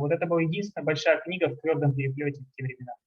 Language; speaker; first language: Russian; native; Russian